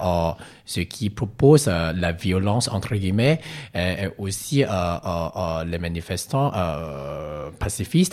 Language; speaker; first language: French; non-native, learner; Cantonese